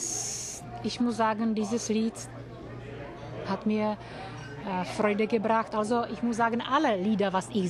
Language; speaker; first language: German; non-native, learner; Czech